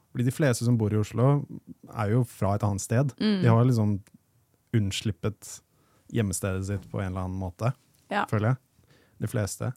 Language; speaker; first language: Norwegian; native; Norwegian